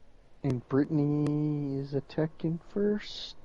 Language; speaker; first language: English; native; English